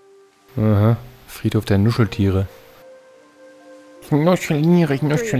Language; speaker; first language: German; native; German